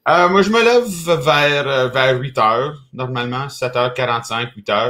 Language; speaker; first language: French; native; French